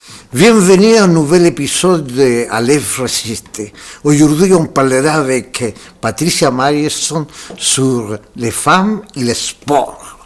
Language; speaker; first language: French; non-native, fluent; Spanish